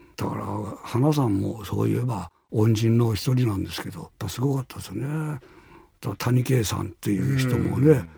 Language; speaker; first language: Japanese; native; Japanese